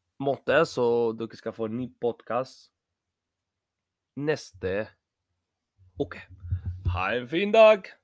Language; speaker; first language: Norwegian; non-native, learner; Spanish